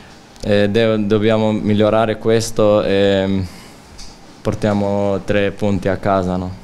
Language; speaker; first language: Italian; non-native, fluent; Slovenian